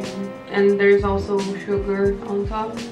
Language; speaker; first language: English; non-native, fluent; Portuguese